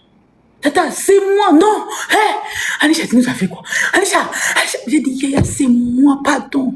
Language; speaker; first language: French; non-native, local second language; Lingala